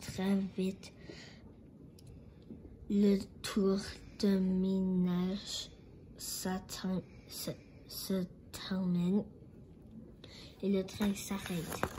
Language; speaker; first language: French; non-native, learner; English